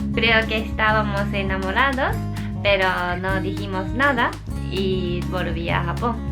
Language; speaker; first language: Spanish; non-native, learner; Japanese